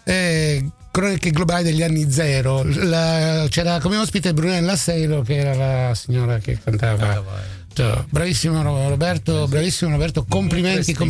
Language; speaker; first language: Italian; native; Italian